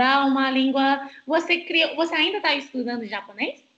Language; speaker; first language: Portuguese; non-native, fluent; Chinese